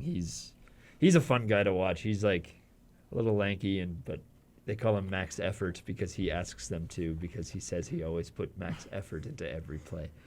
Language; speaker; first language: English; native; English